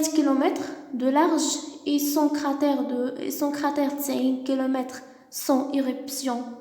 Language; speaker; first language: French; non-native, local second language; Arabic